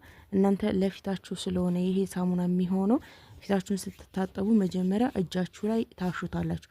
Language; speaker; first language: Amharic; native; Amharic